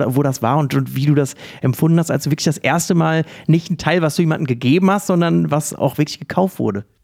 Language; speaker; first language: German; native; German